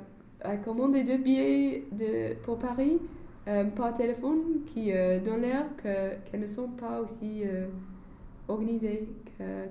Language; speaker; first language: French; non-native, learner; English